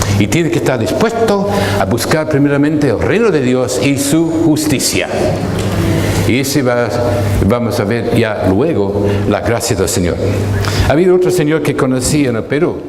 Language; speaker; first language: Spanish; non-native, fluent; English